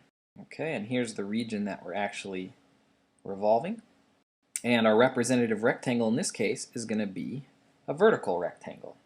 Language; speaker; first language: English; native; English